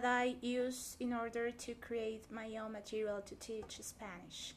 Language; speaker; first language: English; non-native, fluent; Spanish